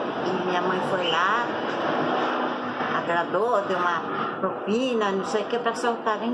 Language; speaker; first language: Portuguese; early bilingual, other home language; German